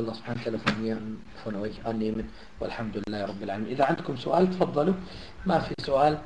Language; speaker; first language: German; non-native, fluent; Arabic